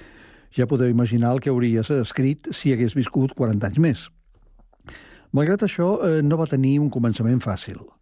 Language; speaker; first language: Catalan; native; Catalan